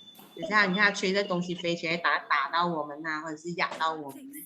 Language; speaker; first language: Chinese; native; Chinese